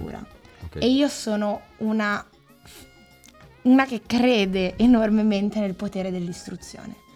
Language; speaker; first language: Italian; native; Italian